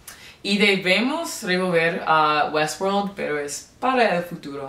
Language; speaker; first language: Spanish; non-native, learner; English